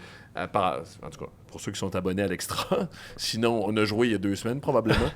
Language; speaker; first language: French; native; French